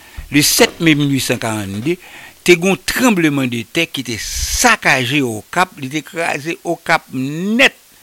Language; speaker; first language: French; native; French